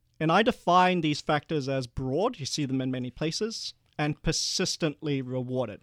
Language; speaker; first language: English; early bilingual, other home language; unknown